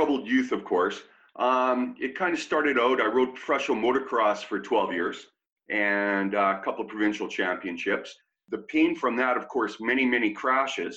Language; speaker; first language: English; native; English